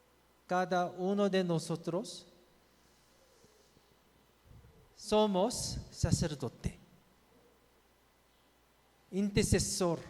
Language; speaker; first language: Spanish; non-native, fluent; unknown